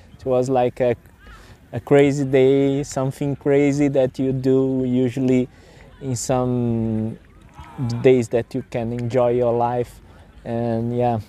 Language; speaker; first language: English; non-native, fluent; Portuguese